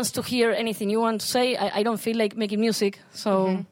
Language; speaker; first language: English; non-native, learner; Spanish